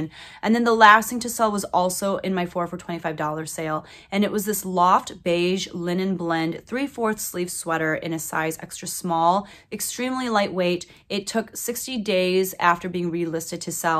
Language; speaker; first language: English; native; English